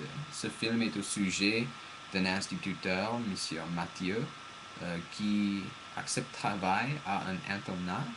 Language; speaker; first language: French; non-native, learner; English